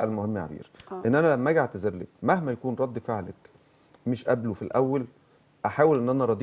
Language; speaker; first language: Arabic; native; Arabic